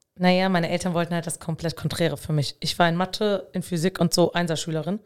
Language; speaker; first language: German; native; German